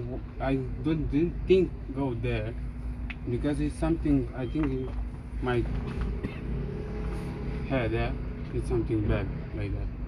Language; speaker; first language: English; non-native, learner; Romanian